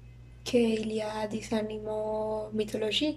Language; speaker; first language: French; non-native, learner; Spanish